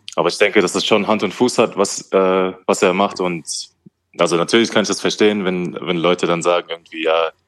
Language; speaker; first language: German; native; German